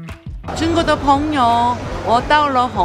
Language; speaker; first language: Chinese; non-native, learner; Korean